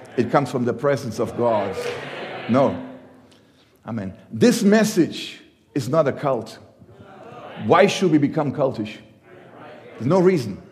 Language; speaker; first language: English; non-native, fluent; German